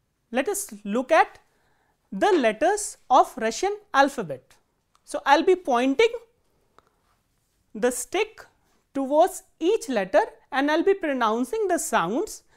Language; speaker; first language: English; non-native, local second language; Hindi